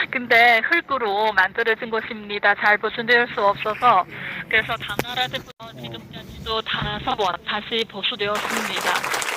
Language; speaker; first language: Korean; non-native, fluent; Chinese